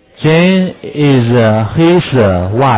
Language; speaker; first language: English; non-native, fluent; Chinese